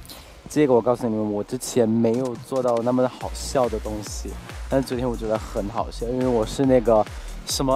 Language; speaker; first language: Chinese; non-native, fluent; Thai